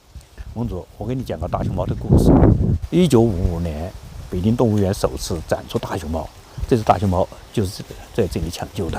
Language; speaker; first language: Chinese; native; Chinese